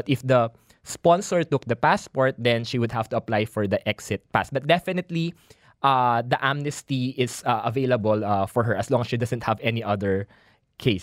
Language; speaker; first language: English; non-native, local second language; Filipino